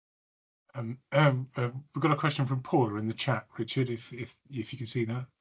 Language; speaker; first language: English; native; English